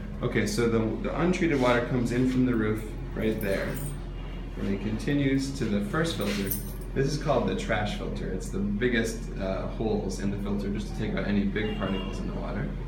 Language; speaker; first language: English; native; English